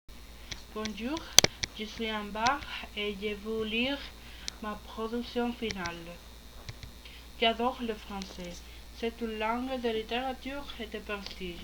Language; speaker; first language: French; non-native, learner; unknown